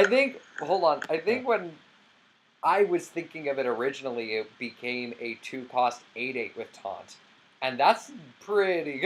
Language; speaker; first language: English; native; English